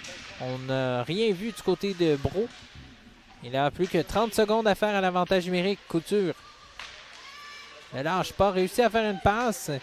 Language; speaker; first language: French; native; French